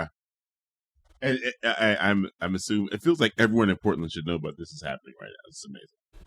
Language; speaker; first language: English; native; English